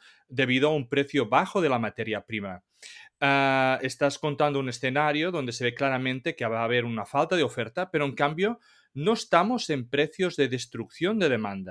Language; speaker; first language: Spanish; native; Spanish